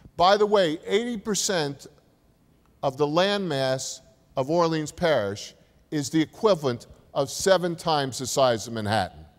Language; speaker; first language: English; native; English